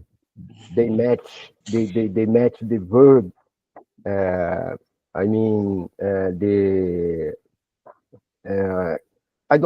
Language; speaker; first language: English; non-native, learner; Portuguese